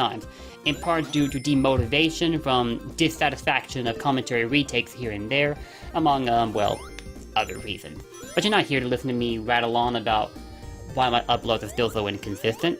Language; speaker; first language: English; native; English